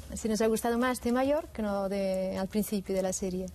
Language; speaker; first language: Spanish; non-native, fluent; Swiss German